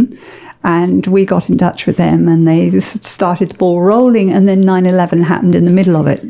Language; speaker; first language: English; native; English